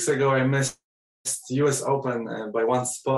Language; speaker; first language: English; non-native, fluent; Polish